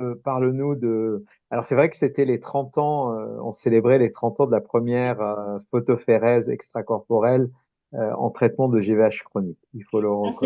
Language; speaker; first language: French; native; French